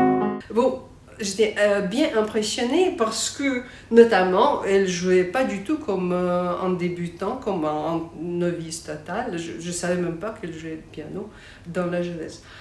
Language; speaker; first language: French; non-native, fluent; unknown